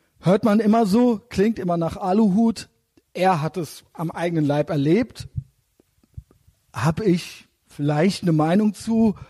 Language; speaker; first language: German; native; German